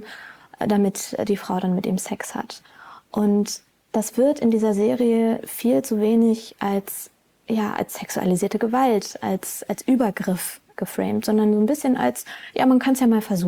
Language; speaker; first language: German; native; German